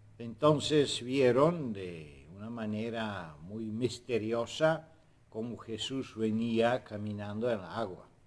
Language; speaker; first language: Spanish; non-native, fluent; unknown